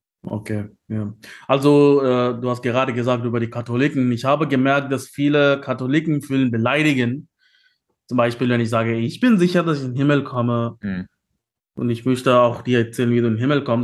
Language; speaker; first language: German; non-native, fluent; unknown